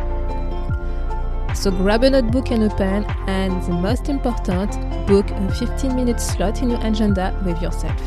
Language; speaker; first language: English; non-native, fluent; French